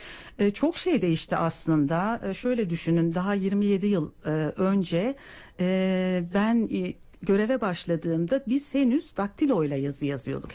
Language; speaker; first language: Turkish; native; Turkish